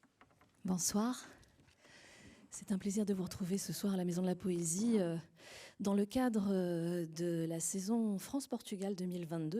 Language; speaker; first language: French; native; French